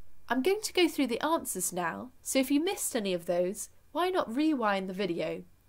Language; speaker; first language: English; native; English